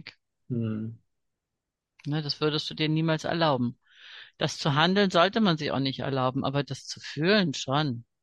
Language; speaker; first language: German; native; German